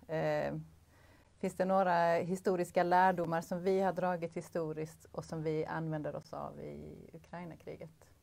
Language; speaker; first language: Swedish; native; Swedish